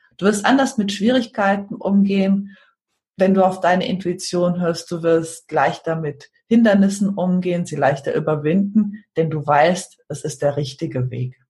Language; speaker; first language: German; native; German